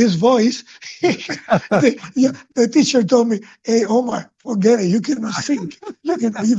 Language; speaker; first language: English; non-native, fluent; Spanish